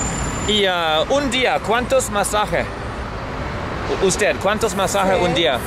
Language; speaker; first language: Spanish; non-native, learner; Norwegian